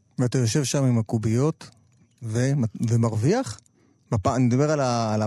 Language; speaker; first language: Hebrew; native; Hebrew